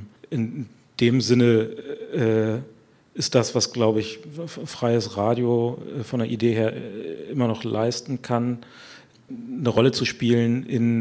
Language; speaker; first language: German; native; German